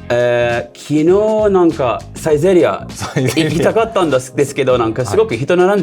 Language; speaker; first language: Japanese; non-native, learner; English